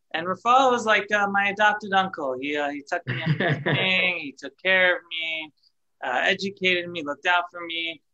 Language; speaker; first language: English; native; English